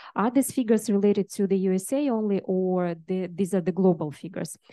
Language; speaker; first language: English; non-native, fluent; Russian